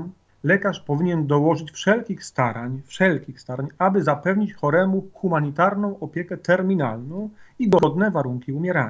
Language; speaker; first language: Polish; native; Polish